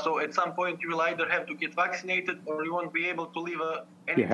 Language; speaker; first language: English; non-native, fluent; Serbian